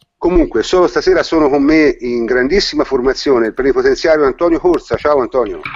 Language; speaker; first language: Italian; native; Italian